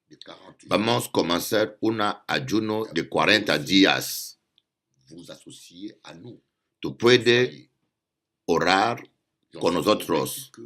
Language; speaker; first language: Spanish; non-native, learner; French